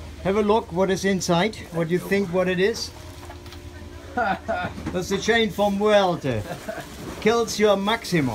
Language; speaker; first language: English; non-native, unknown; German